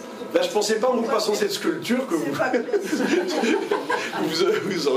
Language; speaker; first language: French; native; French